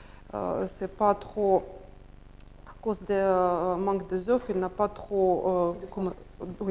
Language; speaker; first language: French; non-native, learner; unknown